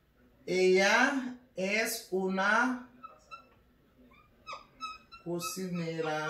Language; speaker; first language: Spanish; non-native, learner; Haitian Creole